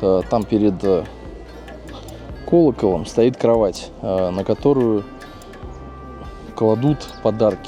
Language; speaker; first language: Russian; native; Russian